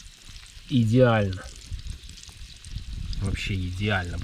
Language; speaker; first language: Russian; native; Russian